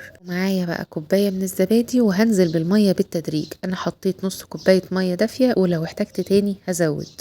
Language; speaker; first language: Arabic; native; Arabic